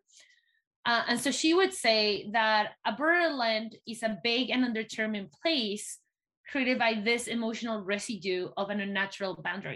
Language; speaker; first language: English; non-native, fluent; Spanish